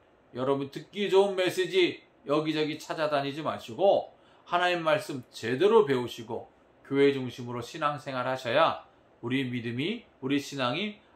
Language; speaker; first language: Korean; native; Korean